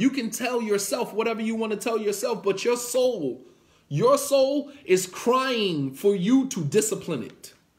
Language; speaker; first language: English; native; English